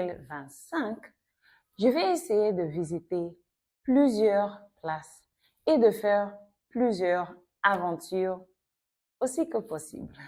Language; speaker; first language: French; non-native, fluent; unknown